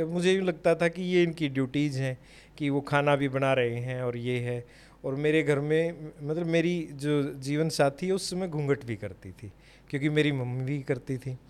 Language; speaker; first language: Hindi; native; Hindi